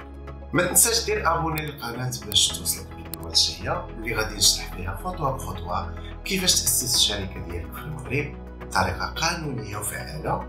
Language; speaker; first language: Arabic; native; Arabic